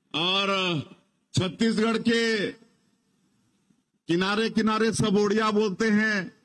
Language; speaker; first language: Hindi; native; Hindi